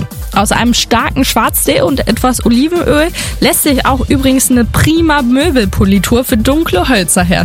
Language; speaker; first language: German; native; German